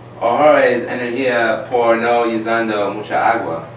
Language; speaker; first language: Spanish; non-native, learner; English